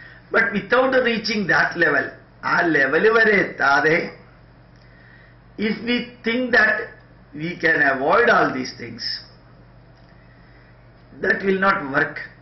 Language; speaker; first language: English; non-native, local second language; Malayalam